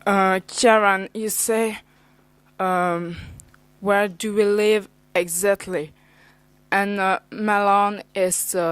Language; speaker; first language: English; non-native, learner; French